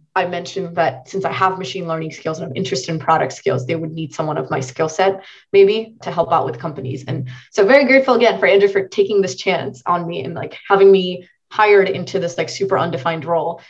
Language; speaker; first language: English; non-native, local second language; Marathi